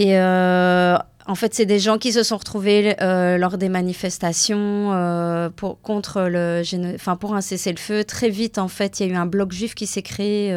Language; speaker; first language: French; native; French